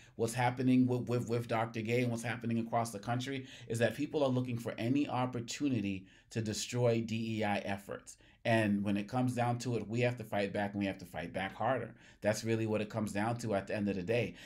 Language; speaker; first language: English; native; English